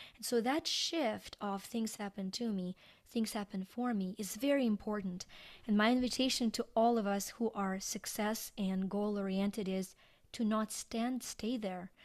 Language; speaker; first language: English; non-native, fluent; Ukrainian